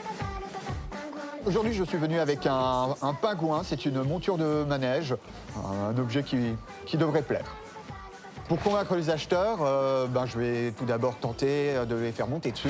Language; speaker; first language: French; native; French